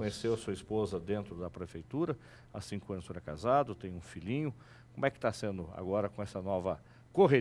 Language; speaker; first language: Portuguese; native; Portuguese